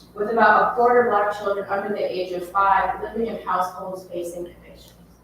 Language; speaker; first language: English; native; English